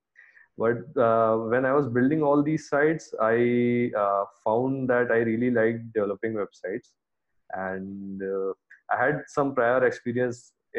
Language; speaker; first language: English; non-native, local second language; Hindi